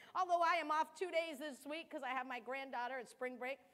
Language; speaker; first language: English; early bilingual, other home language; Kabuverdianu